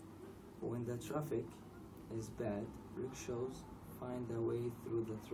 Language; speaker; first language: English; non-native, learner; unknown